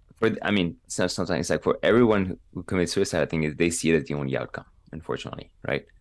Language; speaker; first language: English; non-native, fluent; French